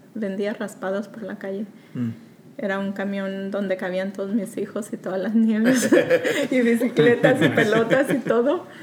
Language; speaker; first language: Spanish; native; Spanish